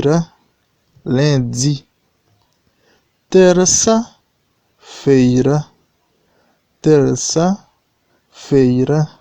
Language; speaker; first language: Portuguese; non-native, fluent; Haitian Creole